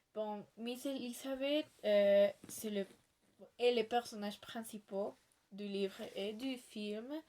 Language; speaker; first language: French; non-native, learner; Spanish